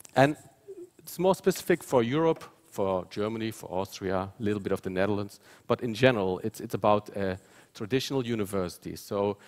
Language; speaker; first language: English; non-native, fluent; Dutch